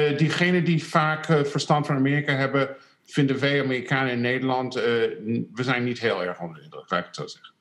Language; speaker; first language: Dutch; non-native, fluent; English